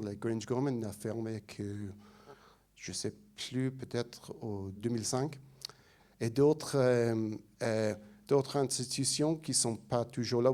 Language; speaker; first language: French; non-native, fluent; English